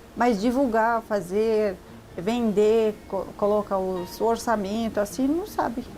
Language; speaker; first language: Portuguese; non-native, learner; Arabic